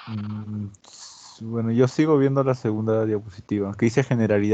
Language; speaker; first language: Spanish; native; Spanish